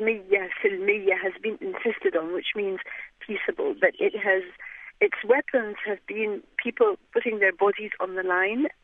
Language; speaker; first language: English; non-native, fluent; Arabic